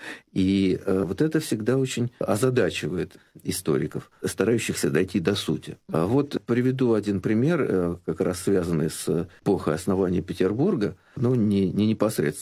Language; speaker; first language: Russian; native; Russian